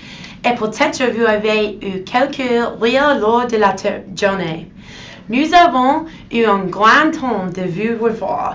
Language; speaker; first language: French; non-native, learner; English